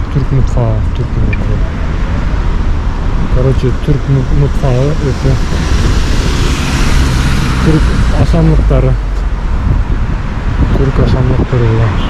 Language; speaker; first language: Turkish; non-native, learner; Bashkir